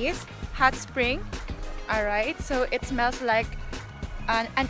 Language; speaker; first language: English; non-native, local second language; Filipino